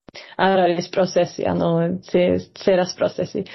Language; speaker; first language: Georgian; early bilingual, heritage; Swedish